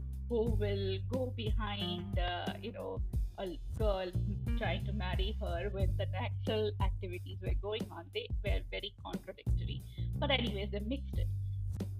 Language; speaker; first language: English; non-native, local second language; Bangla